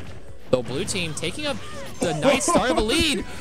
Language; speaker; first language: English; native; English